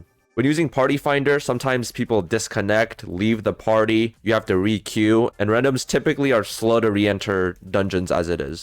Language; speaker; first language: English; native; English